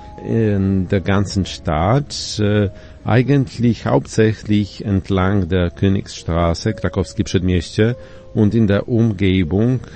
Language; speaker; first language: German; non-native, fluent; Polish